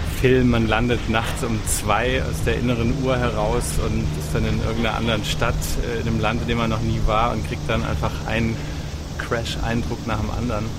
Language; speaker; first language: German; native; German